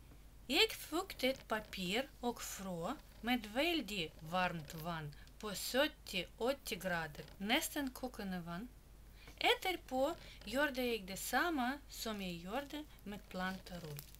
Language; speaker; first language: Norwegian; non-native, learner; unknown